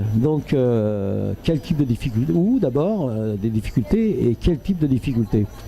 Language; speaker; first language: French; native; French